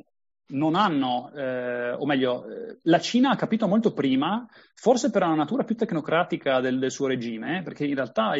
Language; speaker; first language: Italian; native; Italian